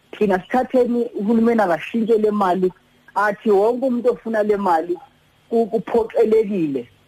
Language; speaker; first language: Zulu; native; Zulu